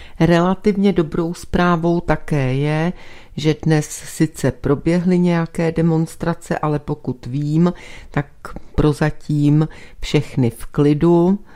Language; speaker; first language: Czech; native; Czech